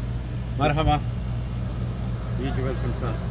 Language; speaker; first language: Arabic; native; Arabic